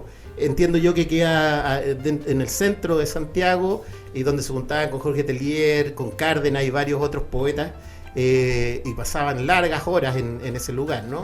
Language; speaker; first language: Spanish; native; Spanish